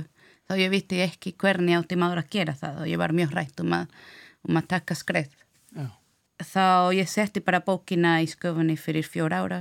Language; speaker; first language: Icelandic; non-native, learner; Spanish